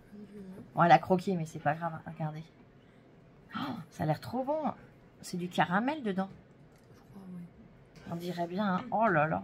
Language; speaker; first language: French; native; French